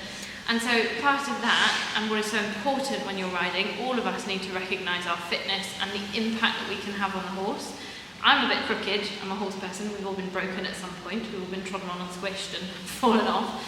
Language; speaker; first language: English; native; English